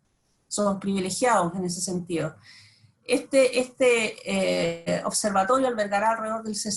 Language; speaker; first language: Spanish; native; Spanish